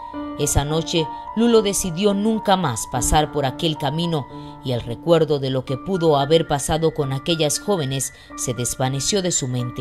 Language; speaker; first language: Spanish; native; Spanish